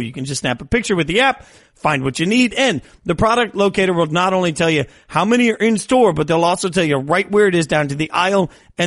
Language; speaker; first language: English; native; English